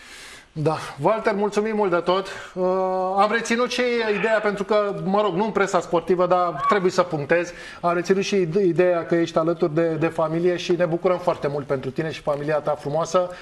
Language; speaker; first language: Romanian; native; Romanian